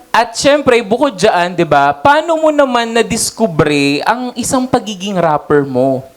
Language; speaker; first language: Filipino; native; Filipino